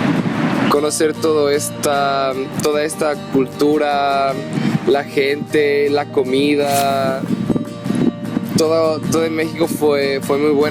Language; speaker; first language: Spanish; non-native, learner; Portuguese